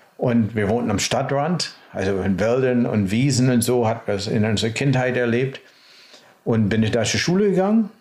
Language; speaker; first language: German; non-native, fluent; English